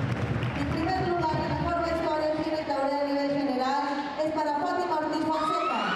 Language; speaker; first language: Spanish; native; Spanish